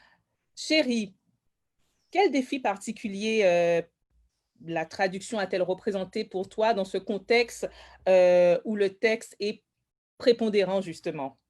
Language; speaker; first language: French; native; French